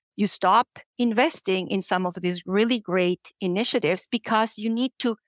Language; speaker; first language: English; non-native, fluent; Spanish